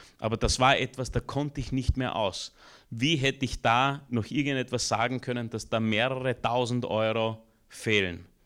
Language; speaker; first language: German; early bilingual, other home language; Romanian